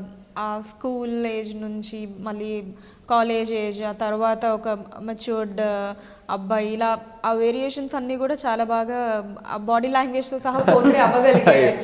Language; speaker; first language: Telugu; native; Telugu